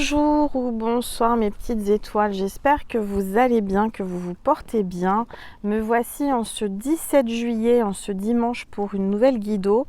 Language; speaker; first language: French; native; French